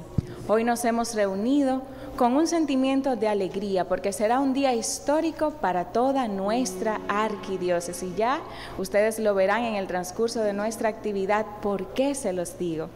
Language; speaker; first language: Spanish; native; Spanish